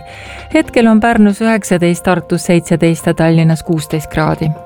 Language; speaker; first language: Estonian; native; Estonian